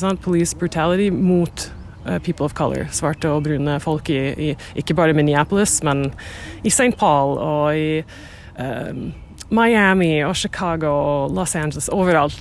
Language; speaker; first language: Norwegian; non-native, fluent; English